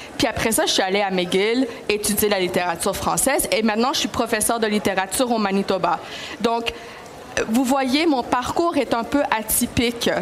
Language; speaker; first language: French; early bilingual, other home language; Greek